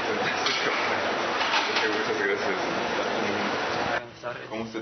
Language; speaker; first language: Spanish; non-native, learner; French